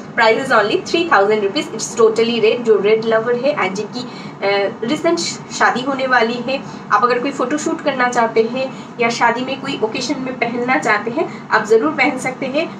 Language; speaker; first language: Hindi; non-native, local second language; Bangla